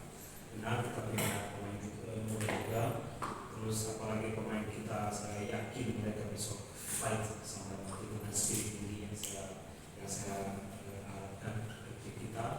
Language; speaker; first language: Indonesian; non-native, fluent; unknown